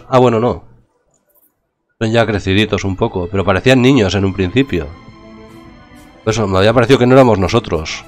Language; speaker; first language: Spanish; native; Spanish